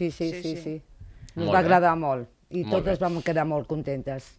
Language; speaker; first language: Catalan; non-native, local second language; Spanish